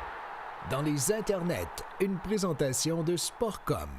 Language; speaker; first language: French; native; French